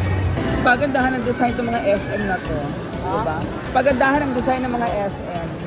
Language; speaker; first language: Filipino; native; Filipino